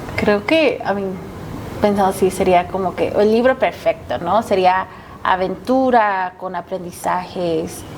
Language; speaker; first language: Spanish; early bilingual, heritage; Spanish